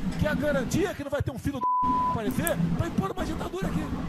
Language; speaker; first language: Portuguese; native; Portuguese